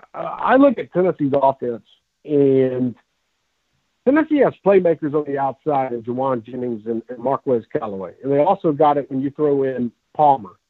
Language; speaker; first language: English; native; English